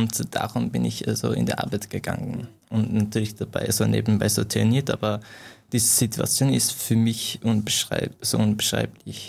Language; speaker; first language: German; non-native, fluent; Persian